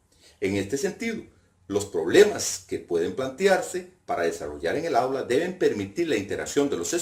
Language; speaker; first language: Spanish; native; Spanish